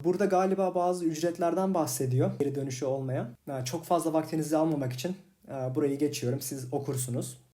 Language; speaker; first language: Turkish; native; Turkish